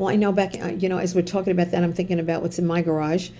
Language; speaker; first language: English; native; English